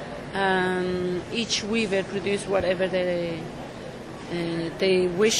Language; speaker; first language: English; non-native, learner; Spanish